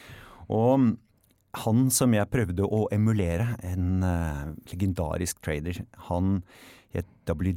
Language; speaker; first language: Norwegian; native; Norwegian